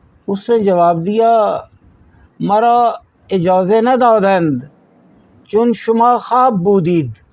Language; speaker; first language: Persian; non-native, fluent; Urdu